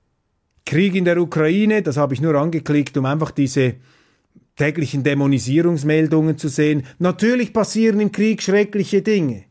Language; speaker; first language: German; non-native, local second language; Swiss German